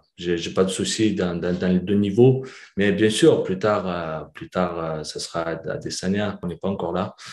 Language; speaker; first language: French; early bilingual, other home language; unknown